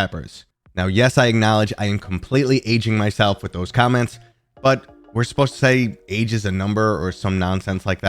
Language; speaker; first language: English; native; English